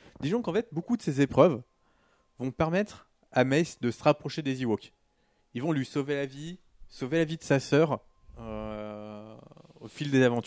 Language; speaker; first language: French; native; French